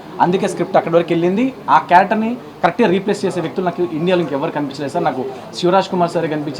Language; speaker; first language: Telugu; native; Telugu